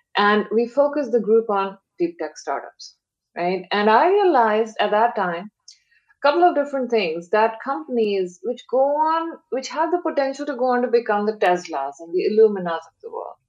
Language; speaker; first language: English; non-native, local second language; Hindi